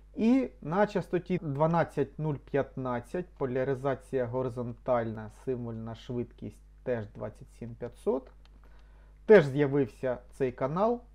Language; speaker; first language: Ukrainian; non-native, local second language; Russian